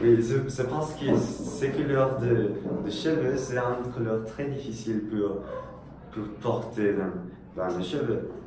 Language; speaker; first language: French; non-native, learner; Spanish